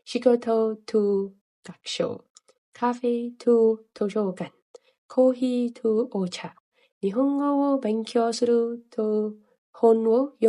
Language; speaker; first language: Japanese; non-native, fluent; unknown